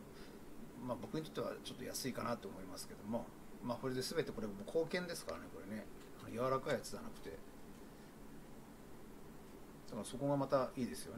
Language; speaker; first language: Japanese; native; Japanese